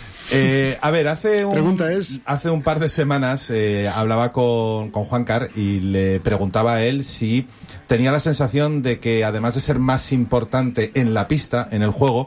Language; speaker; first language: Spanish; native; Spanish